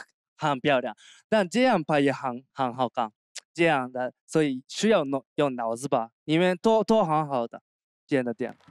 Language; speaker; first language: Chinese; non-native, learner; Japanese